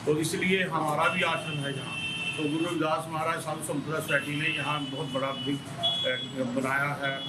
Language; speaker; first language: Hindi; non-native, local second language; Punjabi